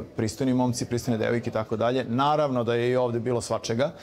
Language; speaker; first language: Serbian; native; Serbian